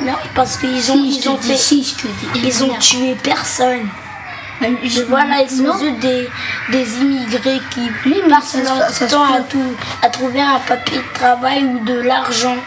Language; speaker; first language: French; early bilingual, other home language; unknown